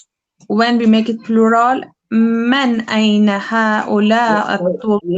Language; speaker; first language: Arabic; non-native, learner; English